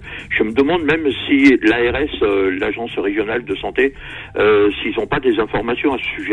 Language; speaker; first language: French; native; French